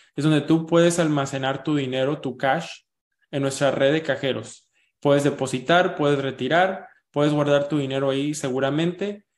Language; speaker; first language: Spanish; early bilingual, heritage; Spanish